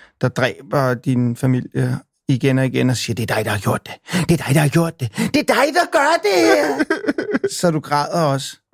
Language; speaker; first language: Danish; native; Danish